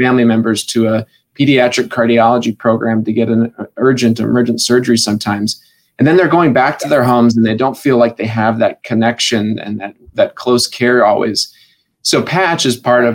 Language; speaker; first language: English; native; English